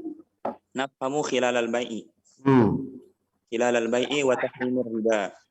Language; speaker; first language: Arabic; non-native, learner; Indonesian